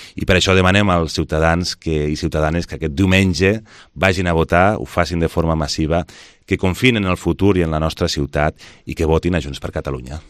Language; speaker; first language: Catalan; native; Catalan